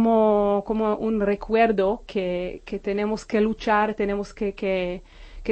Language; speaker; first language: Spanish; non-native, fluent; Hebrew